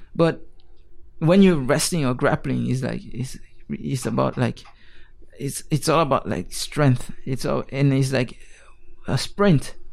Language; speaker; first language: English; non-native, fluent; French